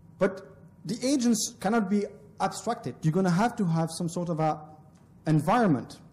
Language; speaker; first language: English; non-native, fluent; French